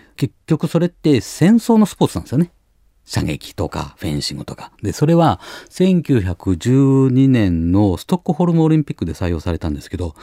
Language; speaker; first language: Japanese; native; Japanese